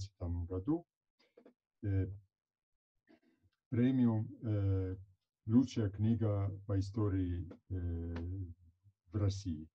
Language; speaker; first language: Russian; non-native, fluent; Italian